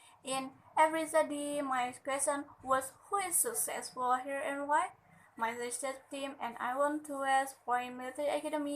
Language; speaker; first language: English; non-native, learner; Indonesian